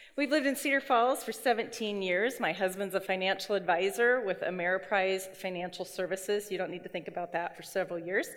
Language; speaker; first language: English; native; English